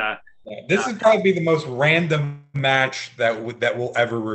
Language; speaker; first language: English; native; English